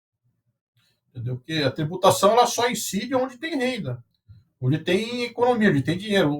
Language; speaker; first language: Portuguese; native; Portuguese